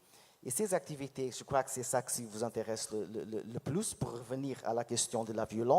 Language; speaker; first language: French; non-native, fluent; Portuguese